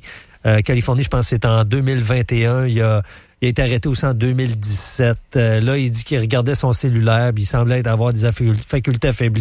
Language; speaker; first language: French; native; French